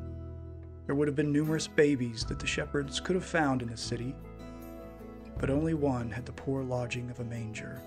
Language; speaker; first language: English; native; English